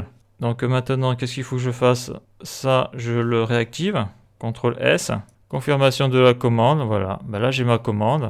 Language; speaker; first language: French; native; French